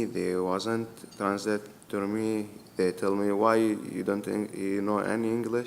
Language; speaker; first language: English; non-native, learner; Arabic